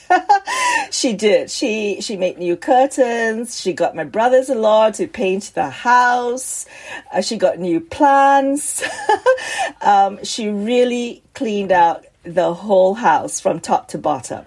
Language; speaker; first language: English; native; English